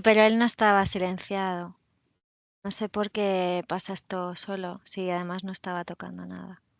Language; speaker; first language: Spanish; native; Spanish